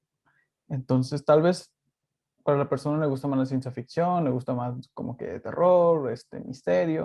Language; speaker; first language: Spanish; native; Spanish